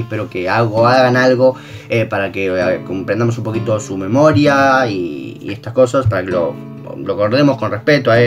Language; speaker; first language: Spanish; native; Spanish